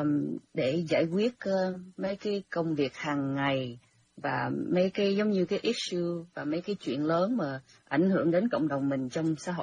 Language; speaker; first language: Vietnamese; early bilingual, heritage; Vietnamese